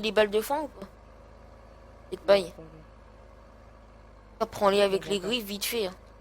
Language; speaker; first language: French; native; French